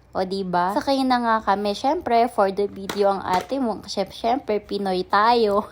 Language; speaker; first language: Filipino; native; Filipino